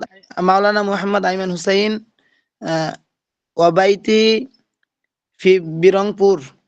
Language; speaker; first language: Arabic; non-native, learner; Bangla